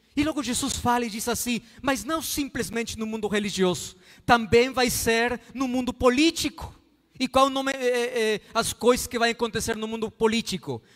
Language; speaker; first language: Portuguese; non-native, fluent; Spanish